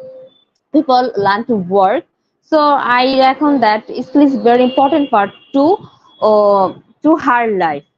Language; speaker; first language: English; non-native, learner; Bangla